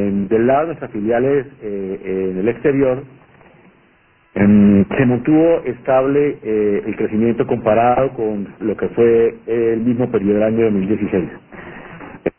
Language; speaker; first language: Spanish; native; Spanish